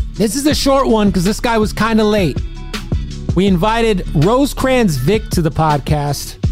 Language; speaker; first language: English; native; English